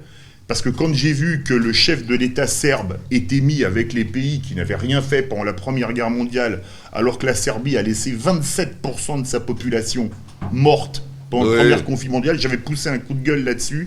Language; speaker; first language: French; native; French